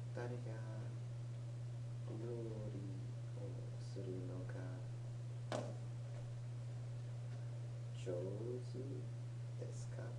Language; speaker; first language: Japanese; non-native, learner; English